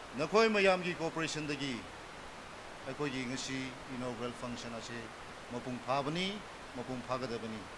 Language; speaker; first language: Manipuri; non-native, local second language; Tangkhul Naga (India)